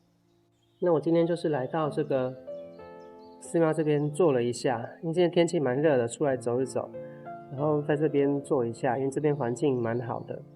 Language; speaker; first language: Chinese; native; Chinese